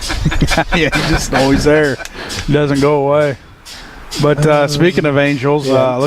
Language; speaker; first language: English; native; English